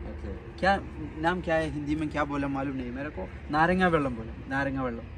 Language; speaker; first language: Hindi; non-native, local second language; Malayalam